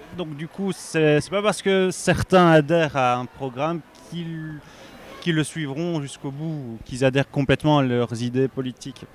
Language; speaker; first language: French; native; French